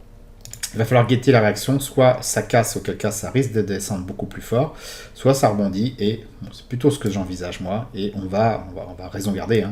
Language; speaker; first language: French; native; French